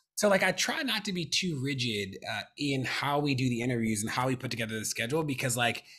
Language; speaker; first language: English; native; English